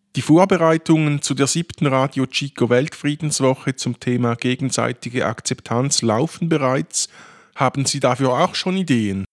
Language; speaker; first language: German; native; German